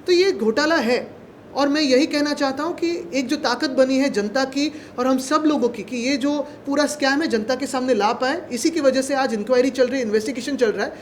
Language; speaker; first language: Hindi; non-native, local second language; Marathi